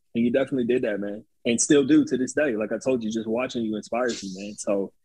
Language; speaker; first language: English; native; English